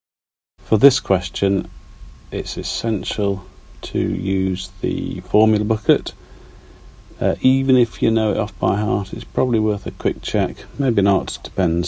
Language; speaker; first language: English; native; English